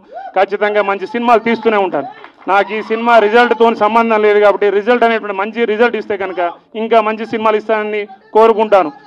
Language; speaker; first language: Telugu; native; Telugu